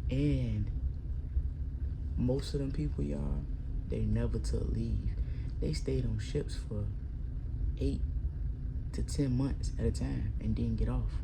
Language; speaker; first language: English; native; English